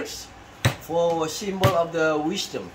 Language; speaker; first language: English; non-native, learner; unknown